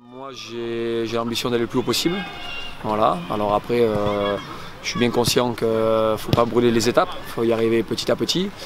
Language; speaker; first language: French; native; French